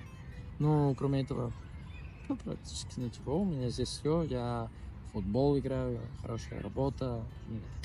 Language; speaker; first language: Russian; non-native, learner; Spanish